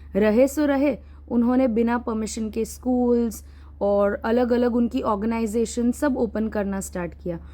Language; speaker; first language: Hindi; native; Hindi